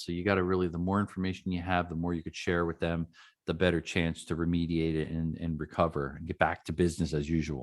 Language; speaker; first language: English; native; English